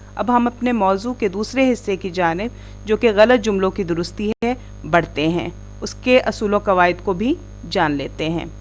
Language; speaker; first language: Urdu; native; Urdu